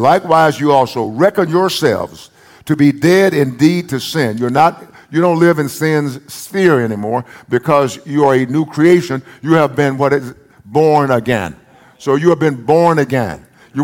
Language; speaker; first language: English; native; English